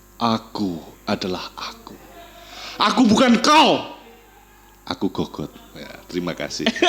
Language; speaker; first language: Indonesian; non-native, local second language; Javanese